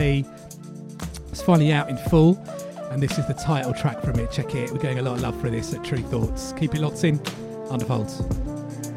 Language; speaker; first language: English; native; English